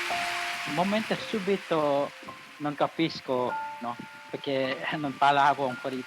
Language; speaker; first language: Italian; non-native, learner; Thai